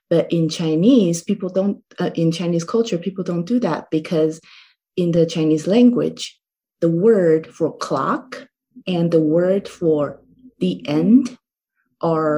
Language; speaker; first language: English; non-native, fluent; Chinese